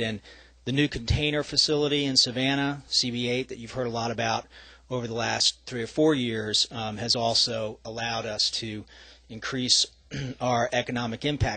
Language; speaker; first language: English; native; English